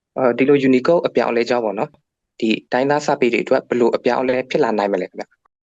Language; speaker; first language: Burmese; non-native, local second language; Karen languages